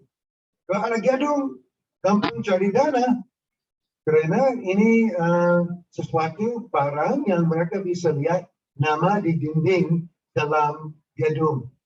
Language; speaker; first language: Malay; non-native, fluent; English